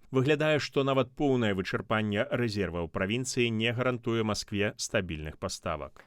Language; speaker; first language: Belarusian; native; Belarusian